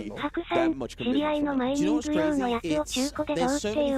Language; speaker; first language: Japanese; native; Japanese